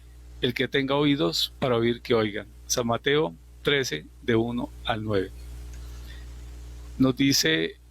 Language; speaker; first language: Spanish; native; Spanish